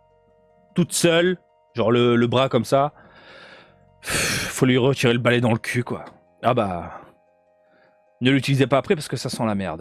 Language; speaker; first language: French; native; French